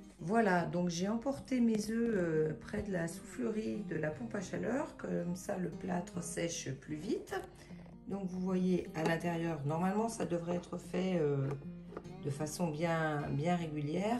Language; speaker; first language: French; native; French